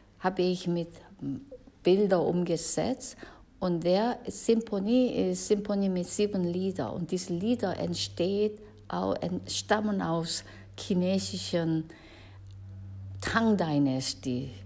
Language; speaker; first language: German; non-native, fluent; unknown